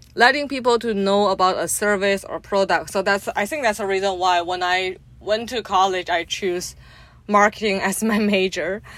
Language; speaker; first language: English; non-native, fluent; Chinese